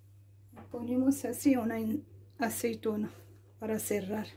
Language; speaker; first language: Spanish; non-native, fluent; Arabic